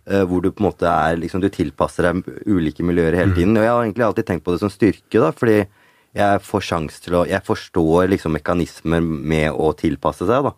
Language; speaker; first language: Norwegian; early bilingual, other home language; Punjabi